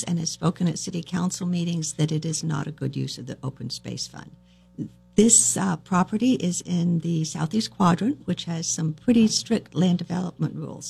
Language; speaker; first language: English; native; English